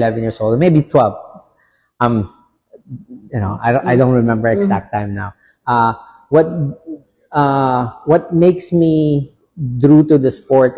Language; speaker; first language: English; non-native, local second language; Filipino